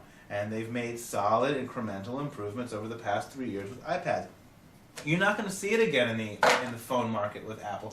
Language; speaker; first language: English; native; English